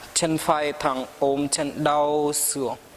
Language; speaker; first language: Vietnamese; non-native, learner; Hindi